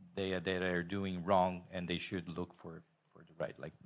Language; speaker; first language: English; non-native, fluent; Portuguese